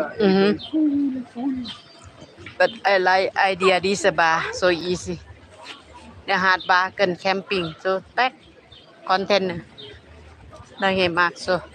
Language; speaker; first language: English; non-native, learner; Thai